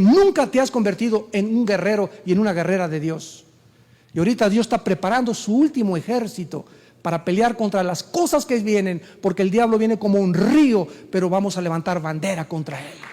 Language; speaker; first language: Spanish; native; Spanish